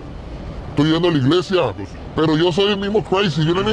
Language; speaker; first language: Spanish; native; Spanish